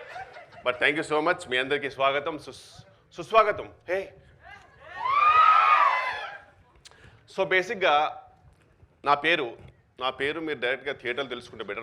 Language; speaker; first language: Telugu; native; Telugu